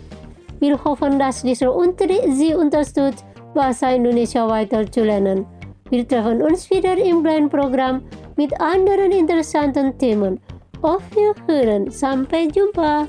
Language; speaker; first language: German; non-native, fluent; Indonesian